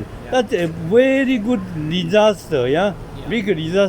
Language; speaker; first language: English; non-native, learner; Chinese